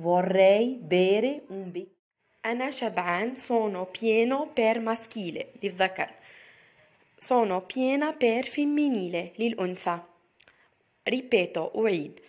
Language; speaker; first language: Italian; non-native, fluent; Arabic